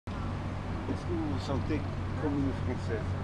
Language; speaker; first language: French; non-native, fluent; Russian